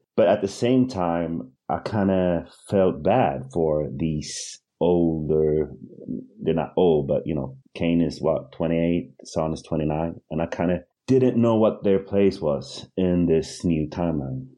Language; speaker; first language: English; early bilingual, other home language; Swedish